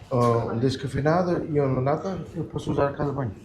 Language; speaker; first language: Portuguese; non-native, learner; German